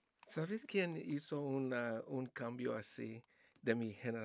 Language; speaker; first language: Spanish; early bilingual, heritage; Spanish